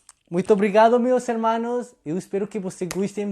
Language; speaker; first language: Portuguese; non-native, learner; Spanish